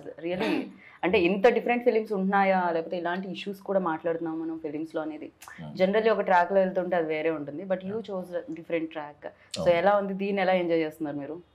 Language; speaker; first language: Telugu; native; Telugu